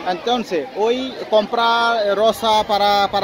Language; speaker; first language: Spanish; non-native, learner; Bangla